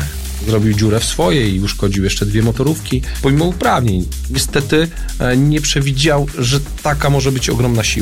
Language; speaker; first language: Polish; native; Polish